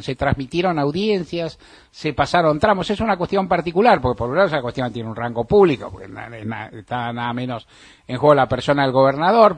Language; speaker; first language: Spanish; native; Spanish